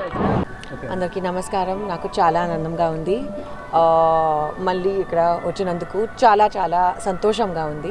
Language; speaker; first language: Telugu; non-native, learner; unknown